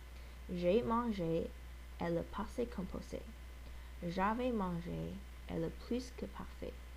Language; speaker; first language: French; non-native, learner; English